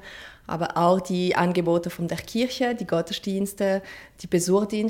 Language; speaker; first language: German; non-native, fluent; French